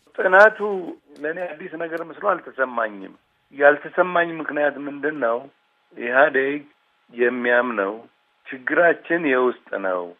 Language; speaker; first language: Amharic; non-native, local second language; Tigrinya